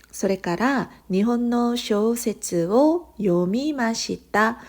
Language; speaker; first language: Japanese; non-native, fluent; Korean